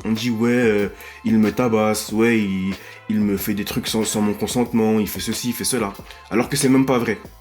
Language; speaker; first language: French; native; French